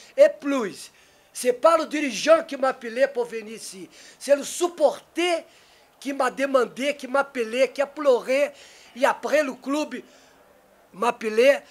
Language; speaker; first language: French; non-native, learner; Portuguese